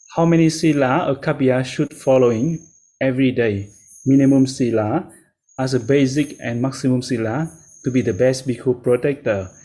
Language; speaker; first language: English; non-native, learner; Vietnamese